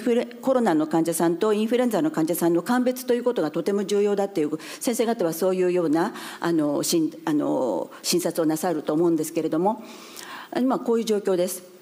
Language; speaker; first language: Japanese; native; Japanese